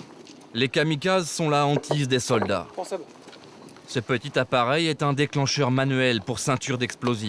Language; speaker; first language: French; native; French